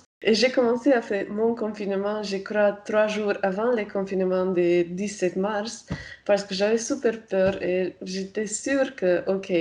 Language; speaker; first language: French; non-native, fluent; Romanian